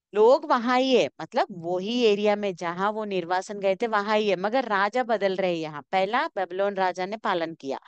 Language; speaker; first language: Hindi; non-native, local second language; Telugu